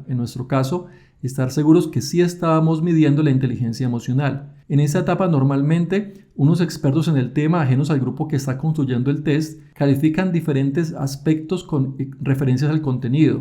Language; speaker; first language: Spanish; native; Spanish